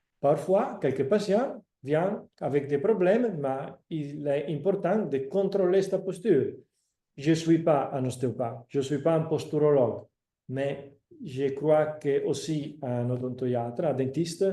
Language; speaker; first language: French; non-native, fluent; Italian